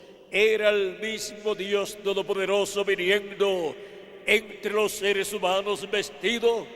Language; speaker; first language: Spanish; native; Spanish